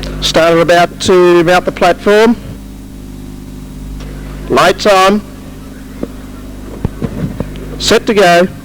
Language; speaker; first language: English; native; English